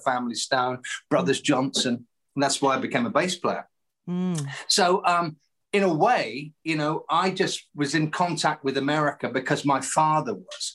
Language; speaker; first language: English; native; English